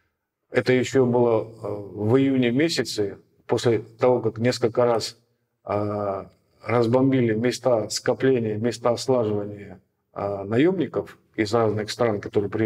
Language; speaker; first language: Russian; native; Russian